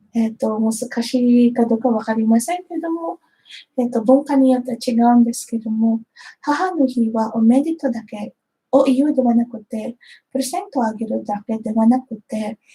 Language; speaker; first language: Japanese; non-native, fluent; Filipino